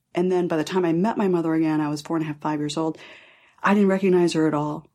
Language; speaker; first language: English; early bilingual, other home language; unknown